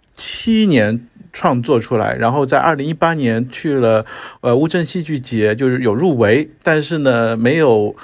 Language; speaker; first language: Chinese; native; Chinese